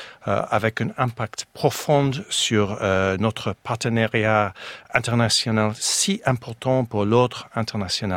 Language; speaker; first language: French; non-native, fluent; English